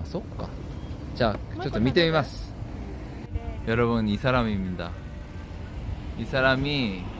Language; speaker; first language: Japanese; non-native, fluent; Korean